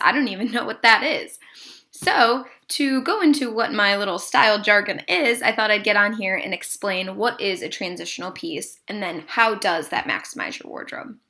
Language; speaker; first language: English; native; English